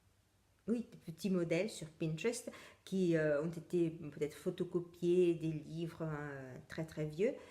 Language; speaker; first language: French; non-native, fluent; Italian